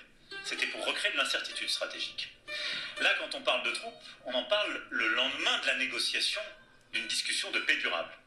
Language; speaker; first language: French; native; French